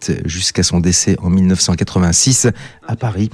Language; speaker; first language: French; native; French